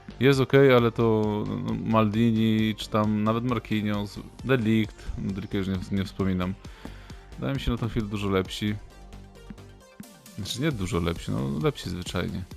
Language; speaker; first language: Polish; native; Polish